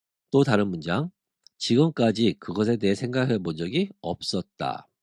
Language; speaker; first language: Korean; native; Korean